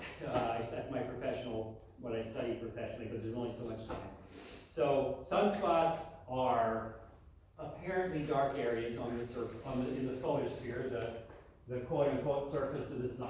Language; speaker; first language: English; native; English